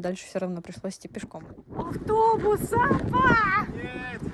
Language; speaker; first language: Russian; native; Russian